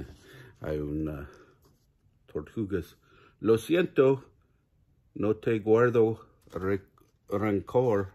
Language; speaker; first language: Spanish; non-native, learner; English